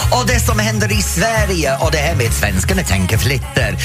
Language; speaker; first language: Swedish; non-native, fluent; English